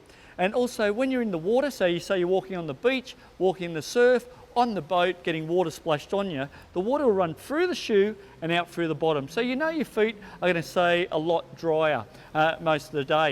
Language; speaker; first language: English; native; English